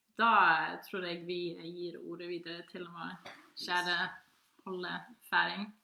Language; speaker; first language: Norwegian; non-native, fluent; Faroese